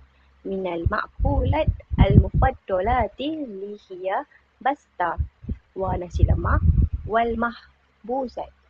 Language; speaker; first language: Arabic; non-native, learner; Malay